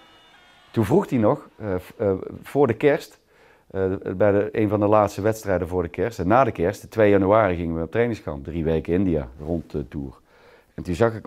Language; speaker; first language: Dutch; native; Dutch